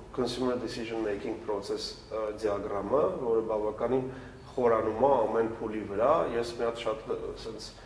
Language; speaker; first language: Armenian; native; Armenian